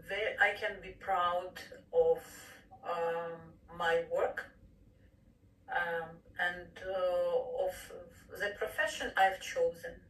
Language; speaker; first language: English; non-native, fluent; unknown